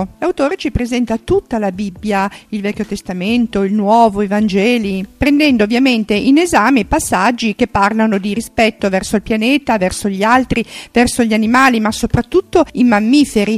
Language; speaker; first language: Italian; native; Italian